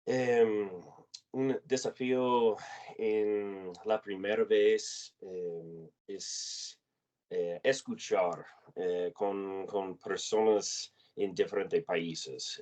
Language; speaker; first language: Spanish; non-native, learner; English